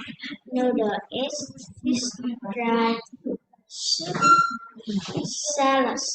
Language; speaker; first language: English; non-native, learner; Vietnamese